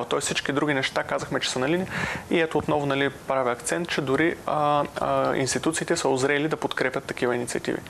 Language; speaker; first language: Bulgarian; native; Bulgarian